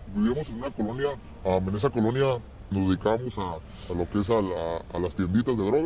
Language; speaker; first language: Spanish; native; Spanish